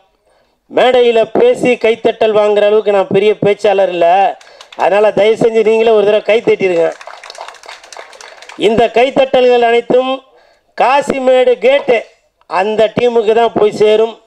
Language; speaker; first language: Tamil; native; Tamil